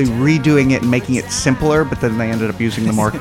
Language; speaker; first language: English; native; English